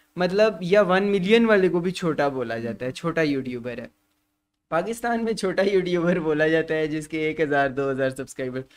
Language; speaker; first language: Urdu; native; Urdu